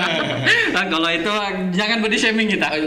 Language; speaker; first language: Indonesian; native; Indonesian